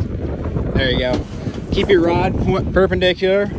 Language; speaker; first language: English; native; English